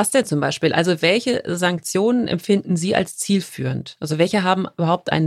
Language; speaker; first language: German; native; German